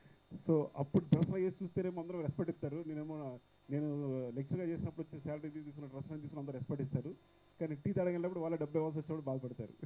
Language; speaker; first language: Telugu; native; Telugu